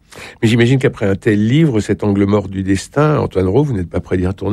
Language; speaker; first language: French; native; French